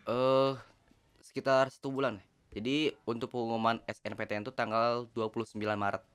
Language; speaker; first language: Indonesian; non-native, local second language; Sundanese